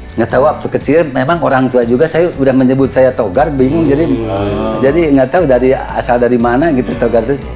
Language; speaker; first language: Indonesian; native; Indonesian